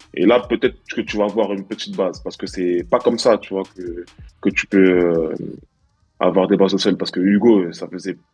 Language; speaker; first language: French; native; French